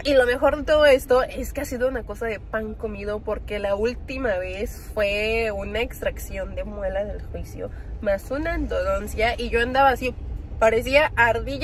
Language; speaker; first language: Spanish; native; Spanish